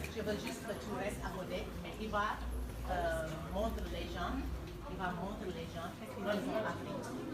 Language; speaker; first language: French; non-native, learner; English